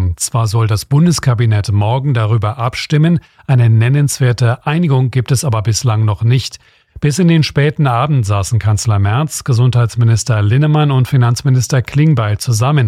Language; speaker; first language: German; native; German